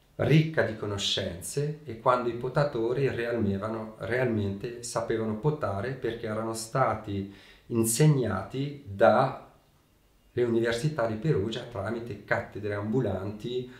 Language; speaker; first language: Italian; early bilingual, heritage; Italian